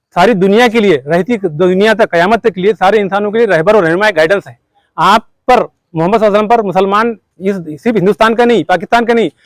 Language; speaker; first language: Hindi; non-native, local second language; Urdu